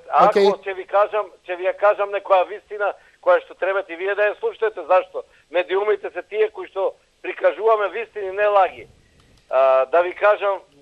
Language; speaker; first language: Macedonian; native; Macedonian